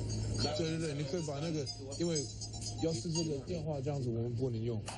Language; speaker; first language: Chinese; early bilingual, heritage; English